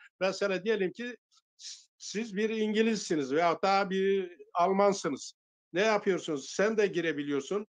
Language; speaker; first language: Turkish; non-native, local second language; Zaza